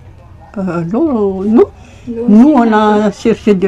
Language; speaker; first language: French; non-native, local second language; Malagasy